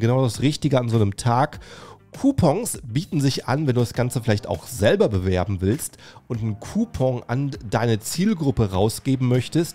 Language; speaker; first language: German; native; German